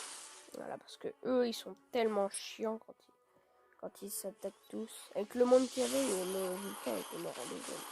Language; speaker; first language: French; native; French